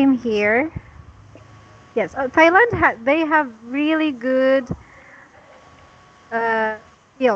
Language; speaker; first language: English; non-native, fluent; Cebuano